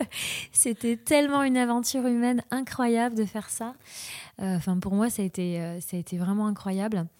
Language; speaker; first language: French; native; French